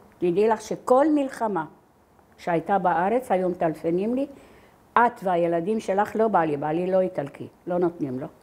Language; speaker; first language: Hebrew; non-native, fluent; Arabic